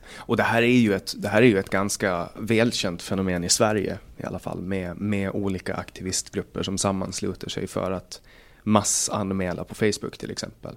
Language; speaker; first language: Swedish; native; Swedish